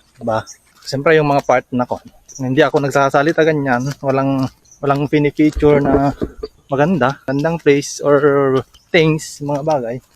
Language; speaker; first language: Filipino; non-native, local second language; Iloko